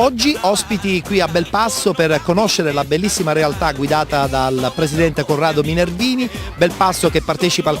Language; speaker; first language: Italian; native; Italian